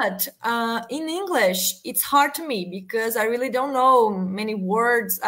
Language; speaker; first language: English; non-native, learner; Portuguese